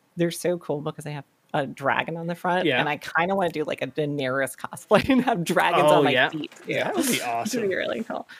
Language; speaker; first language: English; native; English